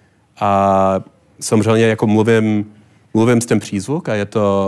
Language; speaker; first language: Czech; non-native, learner; English